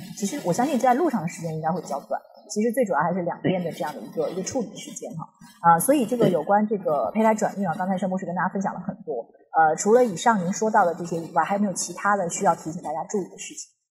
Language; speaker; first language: Chinese; native; Chinese